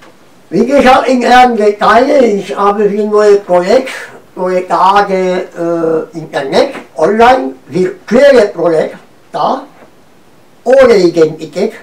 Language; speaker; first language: German; non-native, learner; Romanian